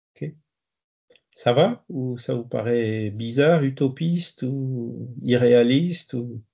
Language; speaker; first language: French; native; French